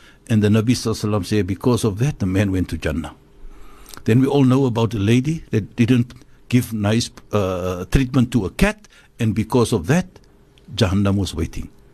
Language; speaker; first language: English; native; English